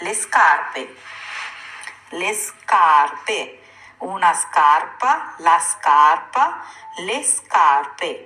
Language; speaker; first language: Italian; non-native, fluent; Sinhala